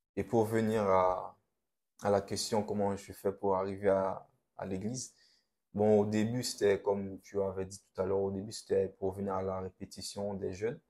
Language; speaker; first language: French; non-native, local second language; Haitian Creole